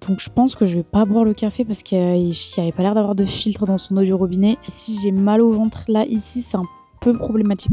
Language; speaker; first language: French; native; French